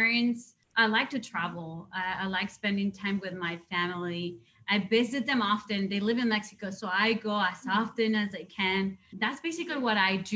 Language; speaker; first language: English; non-native, fluent; Spanish